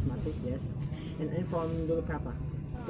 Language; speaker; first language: English; non-native, learner; Indonesian